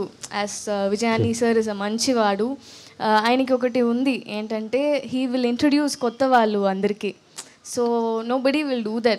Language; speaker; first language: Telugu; non-native, local second language; Tamil